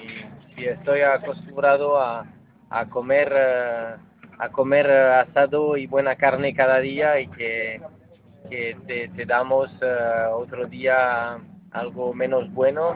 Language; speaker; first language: Spanish; non-native, fluent; French